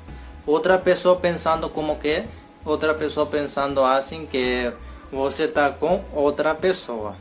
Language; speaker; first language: Portuguese; non-native, learner; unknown